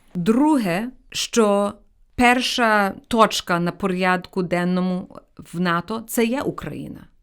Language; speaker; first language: Ukrainian; early bilingual, heritage; Ukrainian